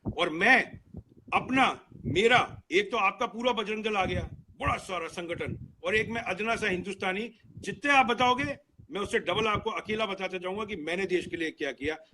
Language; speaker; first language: Hindi; native; Hindi